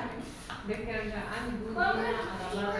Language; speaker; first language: Indonesian; non-native, learner; Arabic